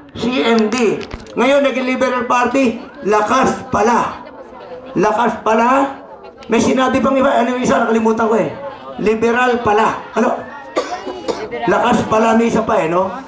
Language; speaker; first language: Filipino; native; Filipino